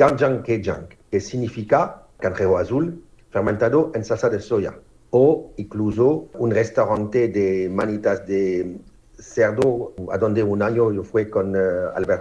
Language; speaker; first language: Spanish; non-native, learner; French